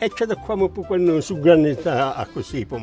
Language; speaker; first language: Italian; native; Italian